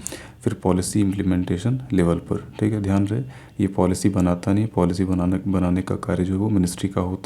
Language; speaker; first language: Hindi; native; Hindi